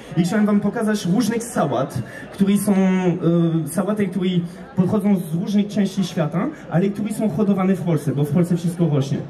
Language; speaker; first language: Polish; non-native, fluent; French